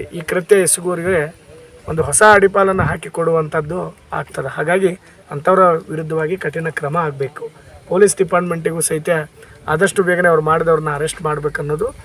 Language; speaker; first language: Kannada; native; Kannada